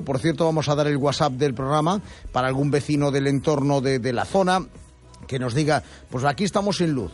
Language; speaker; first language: Spanish; native; Spanish